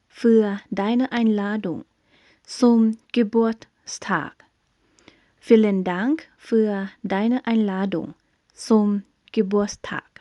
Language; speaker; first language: German; non-native, fluent; Thai